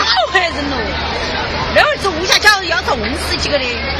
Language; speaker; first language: Chinese; native; Chinese